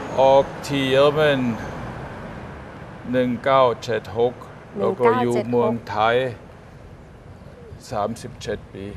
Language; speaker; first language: Thai; non-native, fluent; German